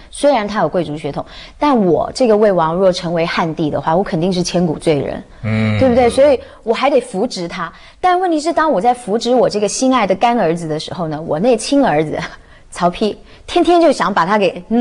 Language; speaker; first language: Chinese; native; Chinese